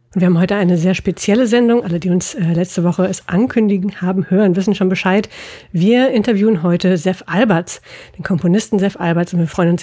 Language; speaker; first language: German; native; German